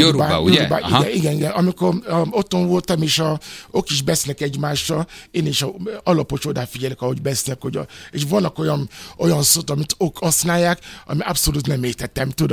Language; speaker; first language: Hungarian; non-native, fluent; Yoruba